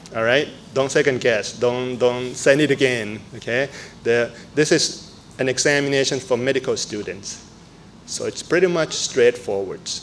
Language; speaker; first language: English; non-native, fluent; Thai